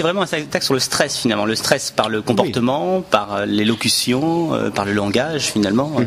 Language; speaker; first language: French; native; French